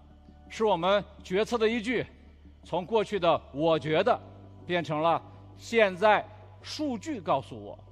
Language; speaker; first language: Chinese; native; Chinese